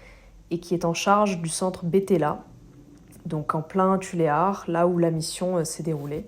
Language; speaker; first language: French; native; French